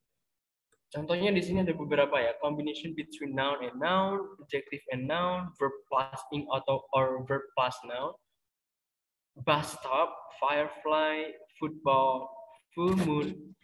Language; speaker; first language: English; non-native, fluent; Indonesian